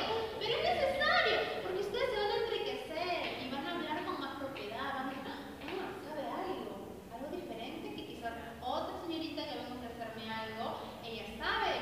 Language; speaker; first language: Spanish; native; Spanish